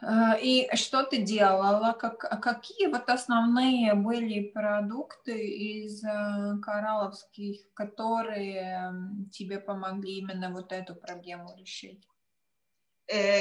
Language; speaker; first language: Russian; non-native, local second language; Latvian